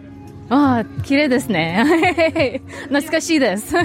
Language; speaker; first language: Japanese; non-native, learner; English